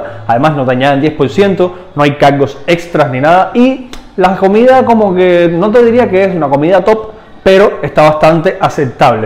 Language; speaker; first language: Spanish; native; Spanish